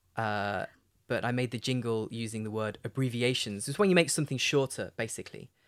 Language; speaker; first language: English; native; English